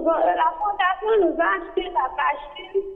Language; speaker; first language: French; non-native, learner; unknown